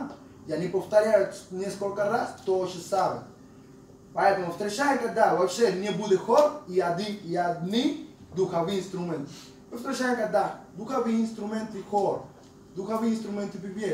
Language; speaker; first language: Russian; non-native, fluent; Spanish